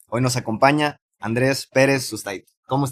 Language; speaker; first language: Spanish; native; Spanish